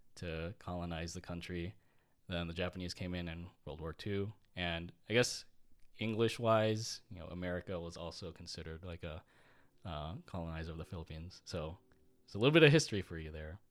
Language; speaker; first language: English; early bilingual, other home language; Filipino